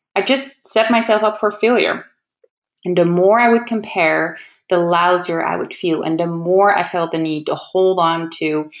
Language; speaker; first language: English; non-native, fluent; Dutch